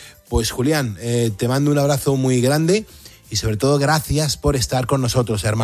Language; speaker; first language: Spanish; native; Spanish